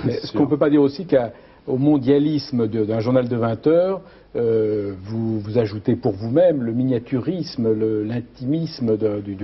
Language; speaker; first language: French; native; French